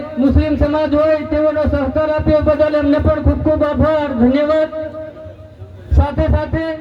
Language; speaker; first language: Gujarati; non-native, local second language; Rathawi